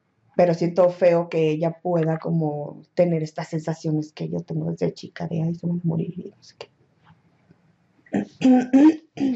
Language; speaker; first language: Spanish; native; Spanish